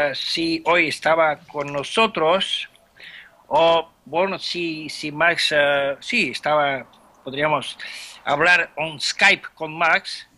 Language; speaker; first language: Spanish; non-native, fluent; French